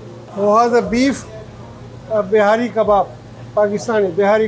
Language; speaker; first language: Arabic; non-native, learner; Urdu